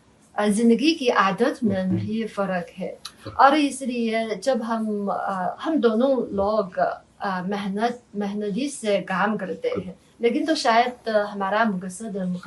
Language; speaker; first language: Hindi; non-native, fluent; Chinese